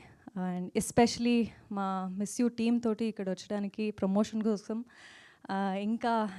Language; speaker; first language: Telugu; non-native, learner; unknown